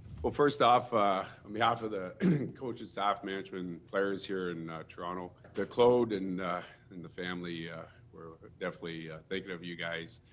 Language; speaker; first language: English; native; English